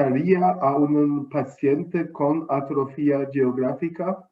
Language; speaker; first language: Spanish; non-native, fluent; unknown